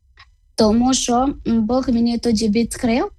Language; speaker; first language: Ukrainian; non-native, learner; Malayalam